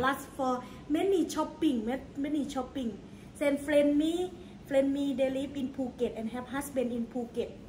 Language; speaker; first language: English; non-native, learner; Thai